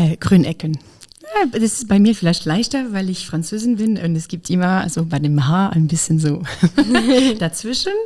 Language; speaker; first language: German; non-native, fluent; French